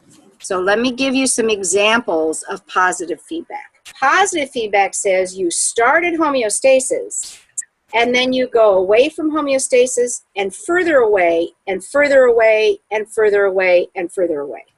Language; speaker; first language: English; native; English